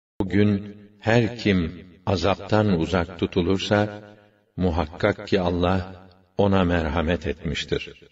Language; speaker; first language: Turkish; native; Turkish